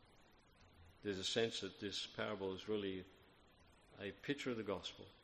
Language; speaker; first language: English; native; English